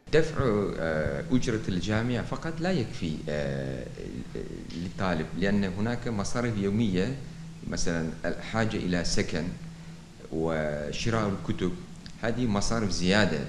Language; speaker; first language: Arabic; non-native, fluent; Turkish